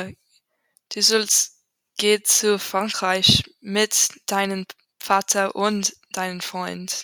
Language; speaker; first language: German; non-native, learner; English